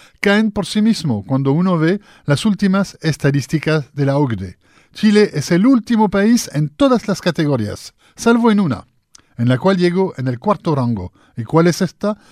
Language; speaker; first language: Spanish; non-native, fluent; French